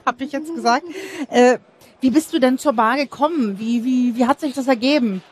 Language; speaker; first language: German; native; German